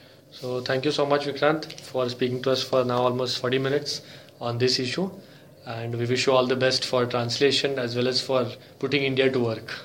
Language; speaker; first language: English; non-native, local second language; Marathi